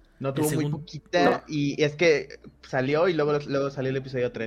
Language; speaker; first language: Spanish; native; Spanish